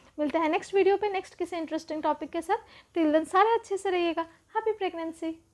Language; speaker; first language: Hindi; non-native, local second language; Bangla